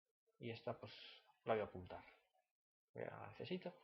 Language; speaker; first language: Spanish; native; Spanish